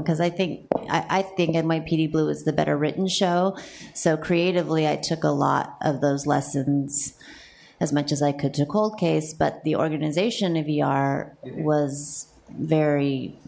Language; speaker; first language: English; native; English